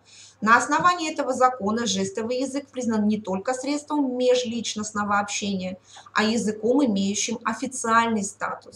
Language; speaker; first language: Russian; native; Russian